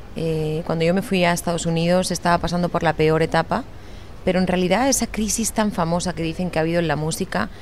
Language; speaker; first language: Spanish; native; Spanish